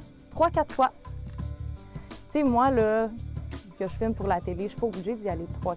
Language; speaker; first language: French; native; French